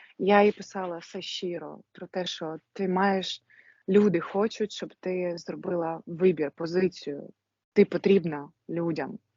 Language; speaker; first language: Ukrainian; non-native, local second language; Russian